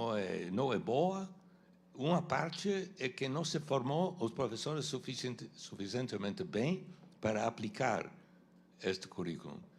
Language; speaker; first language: Portuguese; non-native, fluent; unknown